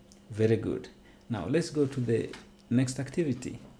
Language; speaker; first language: English; non-native, local second language; Luo (Kenya and Tanzania)